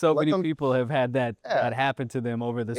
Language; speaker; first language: English; native; English